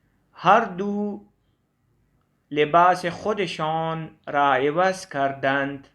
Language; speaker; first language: Persian; non-native, fluent; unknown